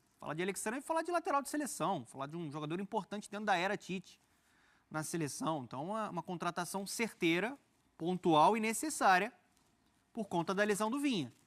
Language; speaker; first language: Portuguese; native; Portuguese